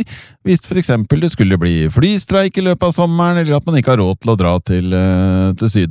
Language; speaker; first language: Norwegian; native; Norwegian